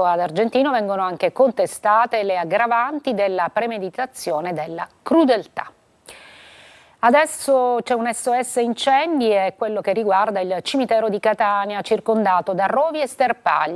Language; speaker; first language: Italian; native; Italian